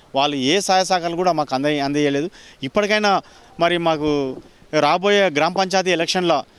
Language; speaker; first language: Telugu; non-native, local second language; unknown